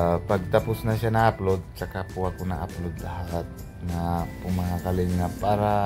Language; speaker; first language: Filipino; non-native, learner; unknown